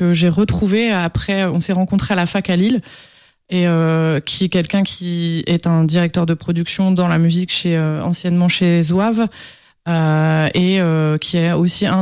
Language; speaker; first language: French; native; French